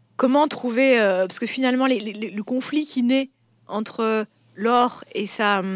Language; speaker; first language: French; native; French